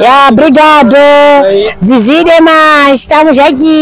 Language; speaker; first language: Portuguese; non-native, local second language; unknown